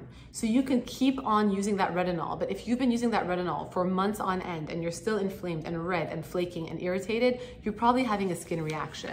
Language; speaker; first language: English; native; English